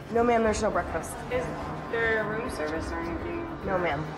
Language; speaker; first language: English; native; English